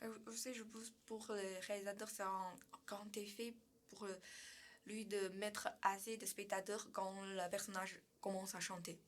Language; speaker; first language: French; non-native, learner; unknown